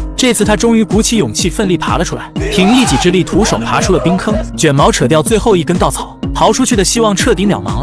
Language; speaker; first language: Chinese; native; Chinese